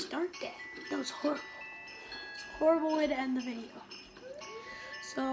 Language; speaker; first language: English; native; English